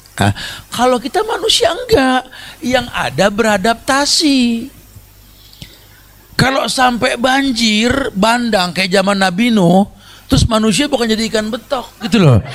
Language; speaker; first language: Indonesian; native; Indonesian